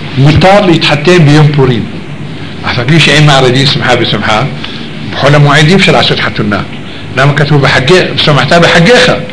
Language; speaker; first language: Hebrew; native; Hebrew